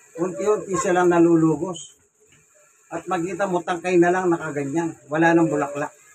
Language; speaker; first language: Filipino; non-native, local second language; Pampanga